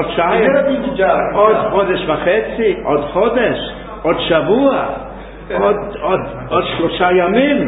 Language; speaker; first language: Hebrew; non-native, fluent; English